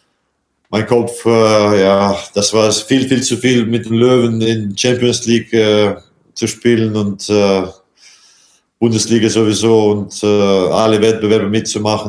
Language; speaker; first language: German; non-native, fluent; Latvian